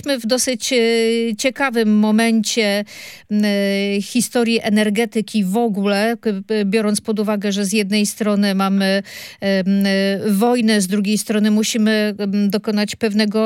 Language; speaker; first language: Polish; native; Polish